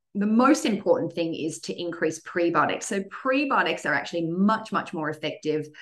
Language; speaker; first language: English; native; English